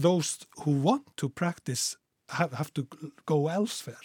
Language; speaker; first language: English; non-native, fluent; Icelandic